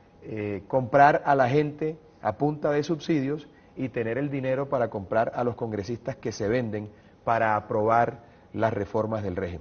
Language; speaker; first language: Spanish; native; Spanish